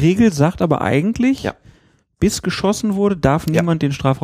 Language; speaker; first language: German; native; German